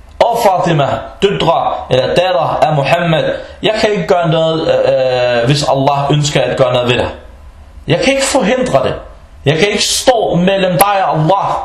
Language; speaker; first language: Danish; early bilingual, other home language; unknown